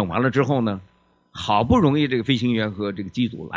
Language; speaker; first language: Chinese; native; Chinese